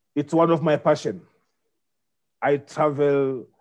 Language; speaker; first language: English; non-native, fluent; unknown